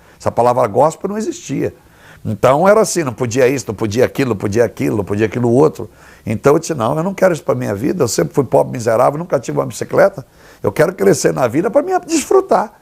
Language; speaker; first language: Portuguese; native; Portuguese